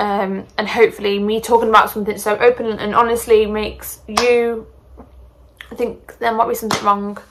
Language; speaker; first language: English; native; English